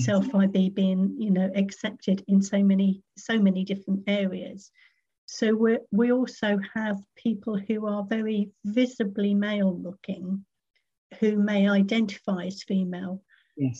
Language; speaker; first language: English; native; English